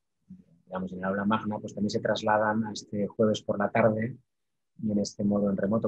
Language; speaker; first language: Spanish; native; Spanish